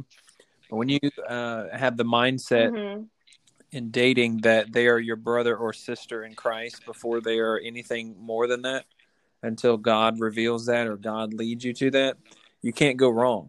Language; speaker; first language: English; native; English